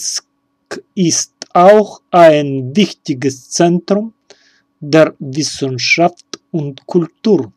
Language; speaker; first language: German; non-native, learner; Russian